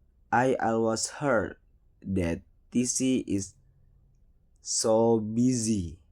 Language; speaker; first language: English; non-native, learner; Indonesian